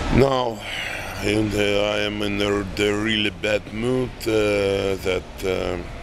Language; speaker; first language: English; non-native, learner; Russian